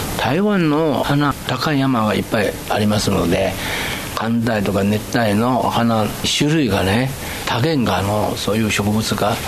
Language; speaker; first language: Japanese; non-native, fluent; Chinese